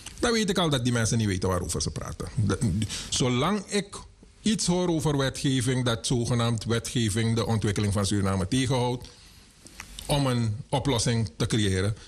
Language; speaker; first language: Dutch; native; Dutch